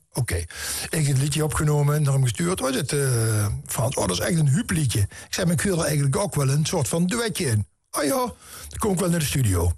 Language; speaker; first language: Dutch; native; Dutch